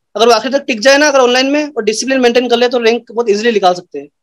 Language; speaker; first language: Hindi; native; Hindi